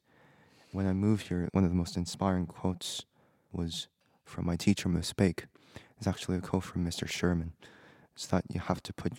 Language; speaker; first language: English; non-native, fluent; Korean